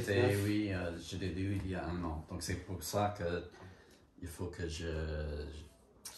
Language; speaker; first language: French; non-native, fluent; English